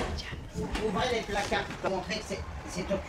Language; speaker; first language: French; non-native, learner; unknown